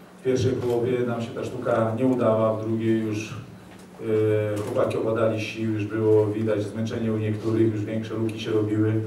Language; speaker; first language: Polish; native; Polish